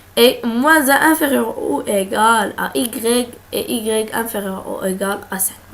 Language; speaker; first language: French; non-native, local second language; Arabic